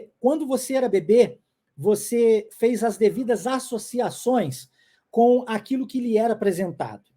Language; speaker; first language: Portuguese; non-native, fluent; English